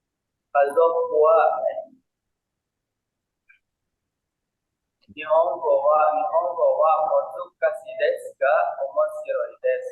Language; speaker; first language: Japanese; non-native, learner; Indonesian